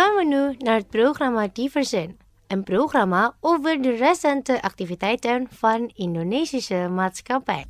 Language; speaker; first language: Dutch; non-native, fluent; Indonesian